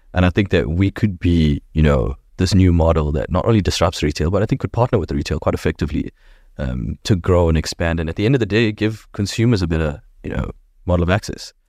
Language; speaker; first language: English; native; English